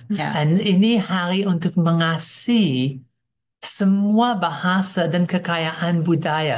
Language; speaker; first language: Indonesian; non-native, fluent; English